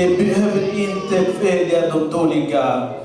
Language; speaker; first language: Swedish; non-native, learner; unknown